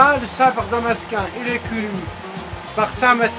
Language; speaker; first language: French; non-native, learner; Arabic